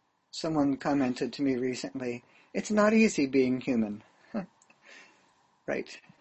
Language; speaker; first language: English; native; English